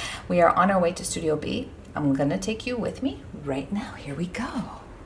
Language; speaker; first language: English; native; English